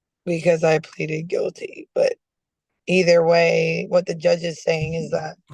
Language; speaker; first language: English; native; English